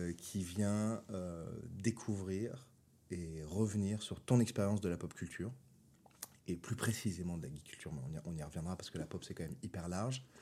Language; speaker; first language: French; native; French